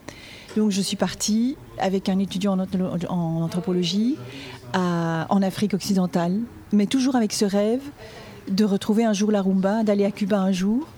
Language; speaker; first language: French; native; French